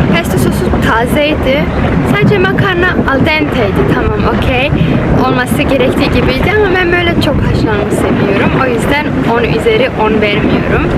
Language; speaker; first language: Turkish; early bilingual, heritage; Turkish